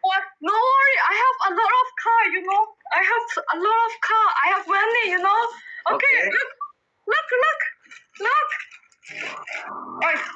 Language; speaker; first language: English; non-native, learner; Thai